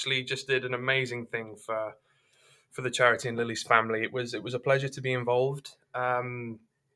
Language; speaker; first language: English; native; English